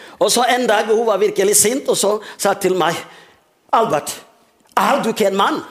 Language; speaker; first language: Norwegian; non-native, fluent; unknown